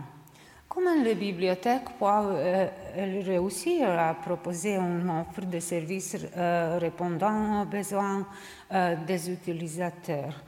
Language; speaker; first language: French; non-native, learner; Serbian